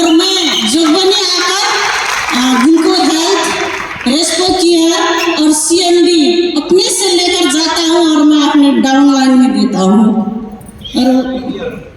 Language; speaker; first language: Hindi; non-native, learner; Nepali